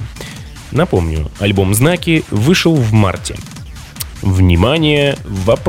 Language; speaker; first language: Russian; native; Russian